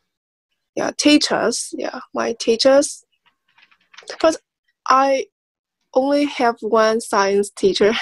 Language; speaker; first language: English; non-native, learner; Chinese